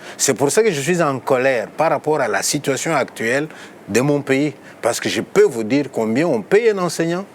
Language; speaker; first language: French; non-native, local second language; Luba-Lulua